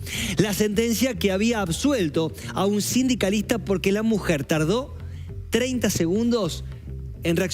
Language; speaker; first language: Spanish; native; Spanish